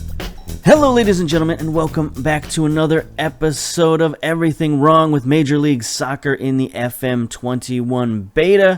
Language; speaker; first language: English; native; English